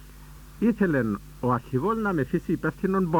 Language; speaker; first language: Greek; native; Greek